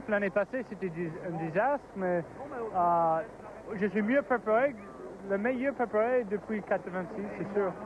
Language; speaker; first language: French; non-native, fluent; English